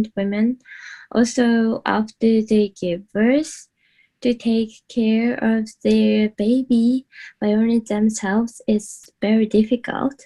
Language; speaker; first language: English; non-native, learner; Japanese